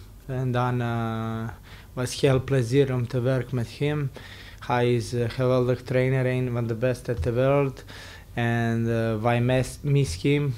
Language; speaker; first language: Dutch; non-native, learner; Serbian